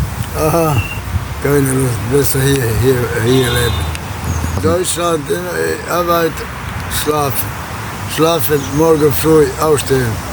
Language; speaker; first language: German; non-native, learner; Bosnian